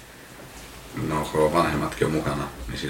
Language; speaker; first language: Finnish; early bilingual, heritage; Finnish